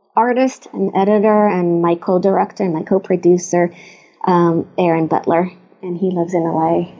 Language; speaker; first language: English; non-native, fluent; Hebrew